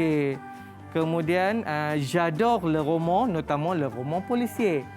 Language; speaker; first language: French; non-native, fluent; Malay